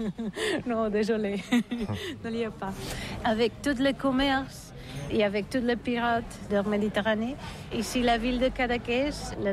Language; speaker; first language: French; non-native, learner; Catalan